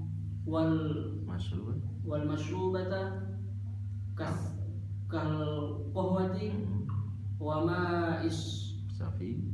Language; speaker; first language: Arabic; non-native, learner; Indonesian